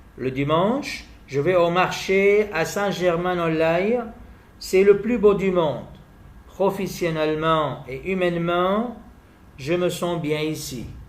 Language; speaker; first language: French; non-native, fluent; Arabic